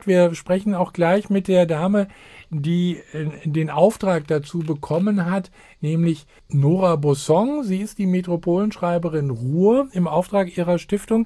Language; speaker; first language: German; native; German